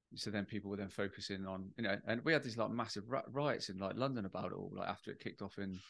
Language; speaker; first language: English; native; English